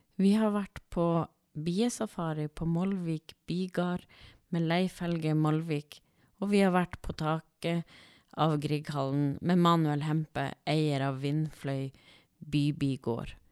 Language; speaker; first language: Norwegian; native; Norwegian